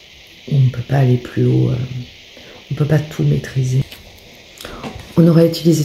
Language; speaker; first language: French; native; French